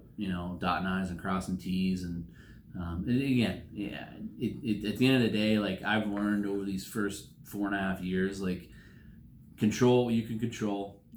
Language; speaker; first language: English; native; English